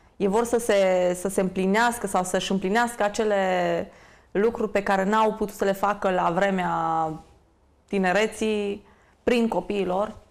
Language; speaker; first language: Romanian; native; Romanian